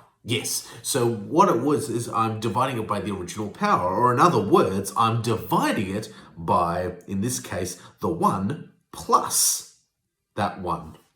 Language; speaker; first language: English; native; English